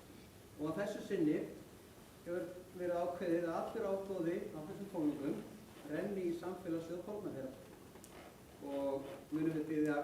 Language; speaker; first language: Icelandic; native; Icelandic